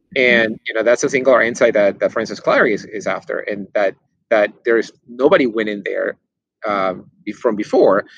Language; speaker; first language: English; non-native, fluent; Spanish